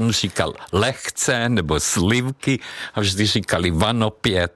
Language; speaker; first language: Czech; non-native, fluent; Hungarian